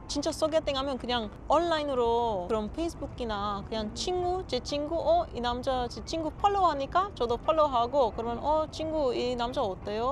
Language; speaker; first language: Korean; non-native, learner; Papiamento